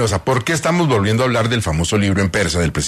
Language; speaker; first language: Spanish; native; Spanish